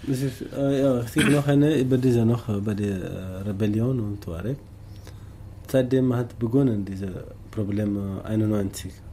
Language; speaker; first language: German; non-native, learner; Tamasheq